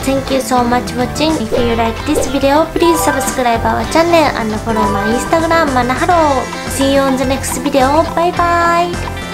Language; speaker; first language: English; non-native, learner; Japanese